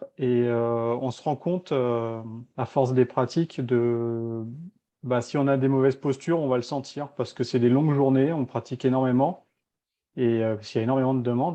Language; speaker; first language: French; native; French